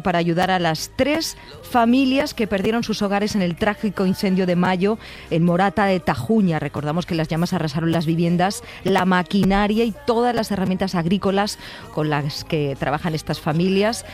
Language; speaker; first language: Spanish; native; Spanish